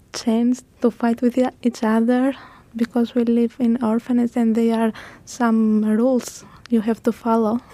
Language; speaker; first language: English; non-native, learner; Greek